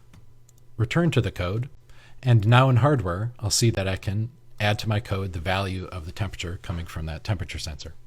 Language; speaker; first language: English; native; English